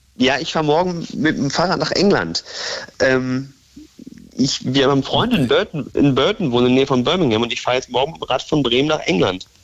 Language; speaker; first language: German; native; German